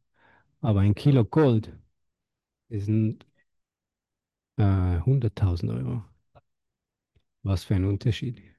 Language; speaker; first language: German; non-native, fluent; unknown